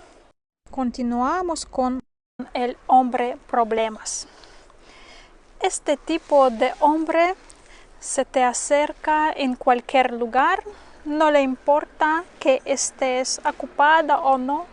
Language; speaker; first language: Spanish; non-native, fluent; Russian